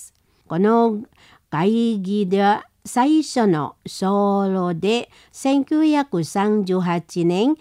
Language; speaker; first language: Japanese; non-native, learner; Indonesian